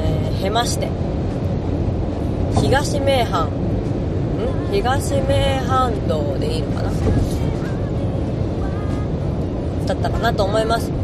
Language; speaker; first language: Japanese; native; Japanese